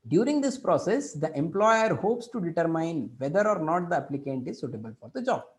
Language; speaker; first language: English; non-native, local second language; Kannada